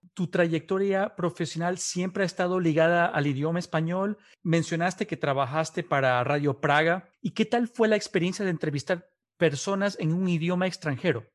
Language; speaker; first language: Spanish; native; Spanish